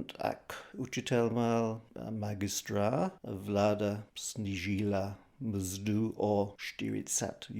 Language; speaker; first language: Slovak; non-native, fluent; English